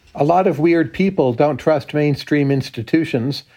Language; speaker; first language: English; native; English